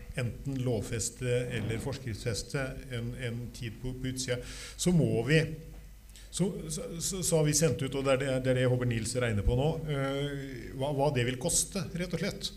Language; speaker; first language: Norwegian; native; Norwegian